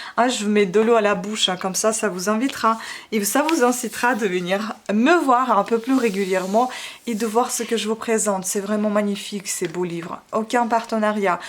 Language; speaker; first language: French; non-native, fluent; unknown